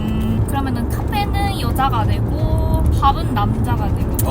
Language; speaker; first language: Korean; non-native, fluent; Japanese